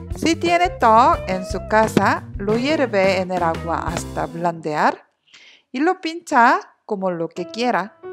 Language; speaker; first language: Spanish; non-native, learner; Korean